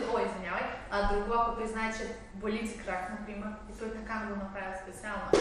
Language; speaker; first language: Bulgarian; non-native, learner; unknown